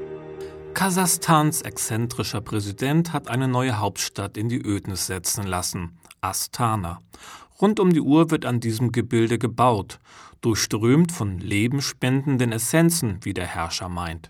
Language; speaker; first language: German; native; German